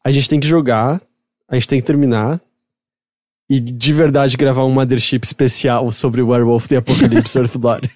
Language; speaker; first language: Portuguese; native; Portuguese